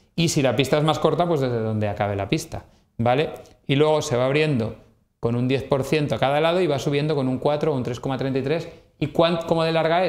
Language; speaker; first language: Spanish; native; Spanish